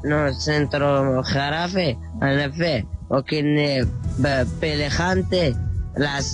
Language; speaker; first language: Spanish; non-native, learner; Arabic